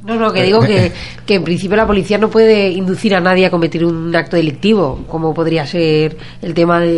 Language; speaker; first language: Spanish; native; Spanish